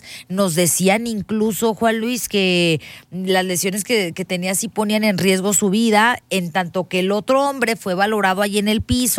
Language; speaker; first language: Spanish; native; Spanish